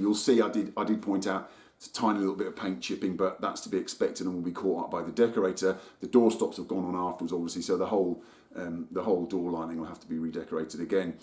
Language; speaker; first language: English; native; English